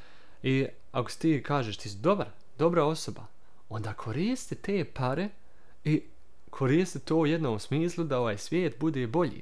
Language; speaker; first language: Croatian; early bilingual, heritage; Croatian